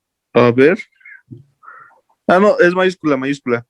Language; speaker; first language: Spanish; native; Spanish